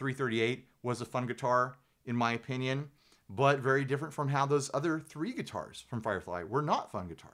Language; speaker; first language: English; native; English